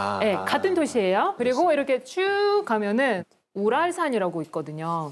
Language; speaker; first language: Korean; non-native, fluent; Russian